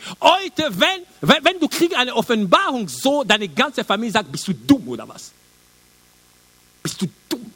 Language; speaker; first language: German; non-native, learner; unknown